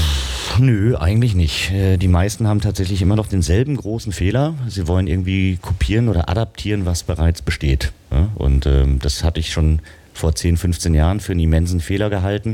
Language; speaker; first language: German; native; German